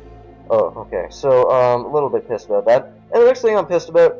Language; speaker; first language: English; native; English